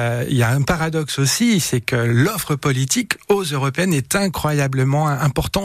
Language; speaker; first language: French; native; French